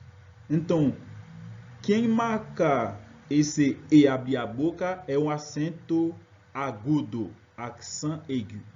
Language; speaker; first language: Portuguese; non-native, fluent; French